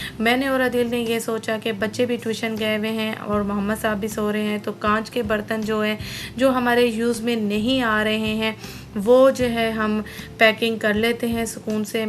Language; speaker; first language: Urdu; native; Urdu